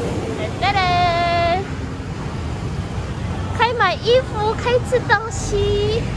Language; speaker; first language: Chinese; non-native, learner; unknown